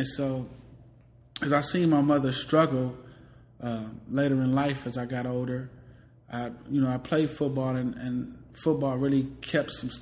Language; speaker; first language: English; native; English